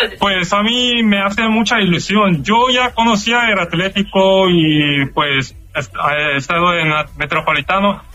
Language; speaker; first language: Spanish; non-native, learner; Korean